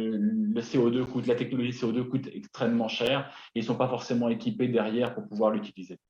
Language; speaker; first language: French; native; French